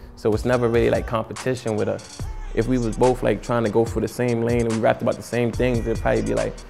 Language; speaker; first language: English; native; English